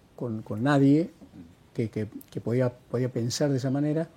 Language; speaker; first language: Spanish; native; Spanish